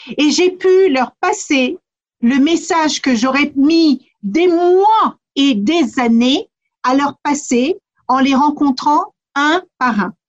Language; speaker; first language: French; early bilingual, other home language; Kabuverdianu